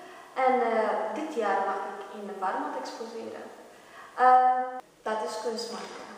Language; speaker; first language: Dutch; non-native, fluent; Polish